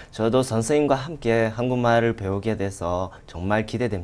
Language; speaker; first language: Korean; non-native, fluent; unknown